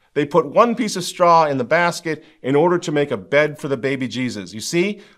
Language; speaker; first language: English; native; English